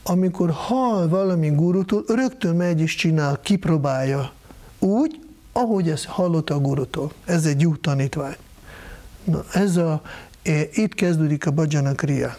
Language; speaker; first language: Hungarian; non-native, fluent; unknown